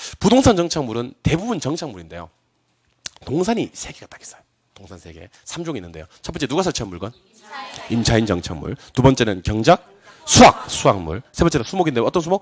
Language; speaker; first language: Korean; native; Korean